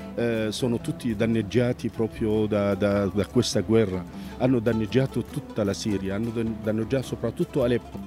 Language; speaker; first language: Italian; non-native, fluent; Arabic